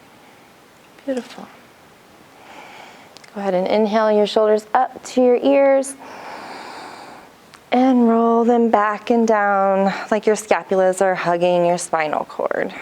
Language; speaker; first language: English; native; English